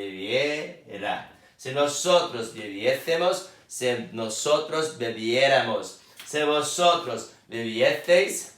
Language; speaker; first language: Spanish; non-native, fluent; Portuguese